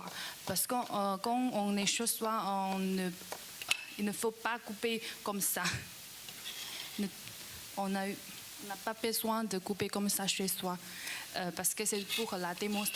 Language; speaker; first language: French; non-native, learner; Chinese